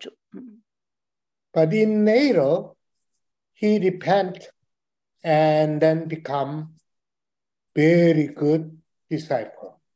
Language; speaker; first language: English; non-native, learner; Chinese